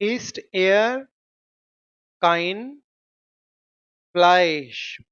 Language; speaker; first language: German; non-native, fluent; Hindi